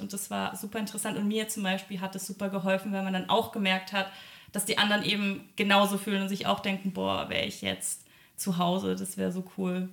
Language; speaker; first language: German; early bilingual, other home language; Polish